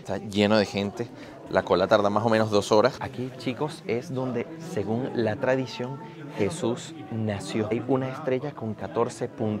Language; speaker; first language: Spanish; native; Spanish